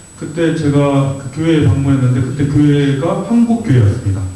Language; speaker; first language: Korean; native; Korean